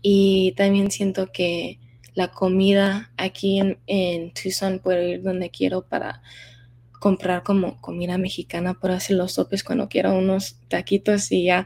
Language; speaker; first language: Spanish; early bilingual, heritage; Spanish